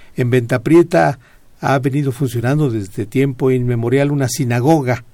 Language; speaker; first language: Spanish; native; Spanish